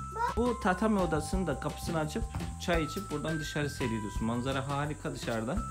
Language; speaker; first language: Turkish; native; Turkish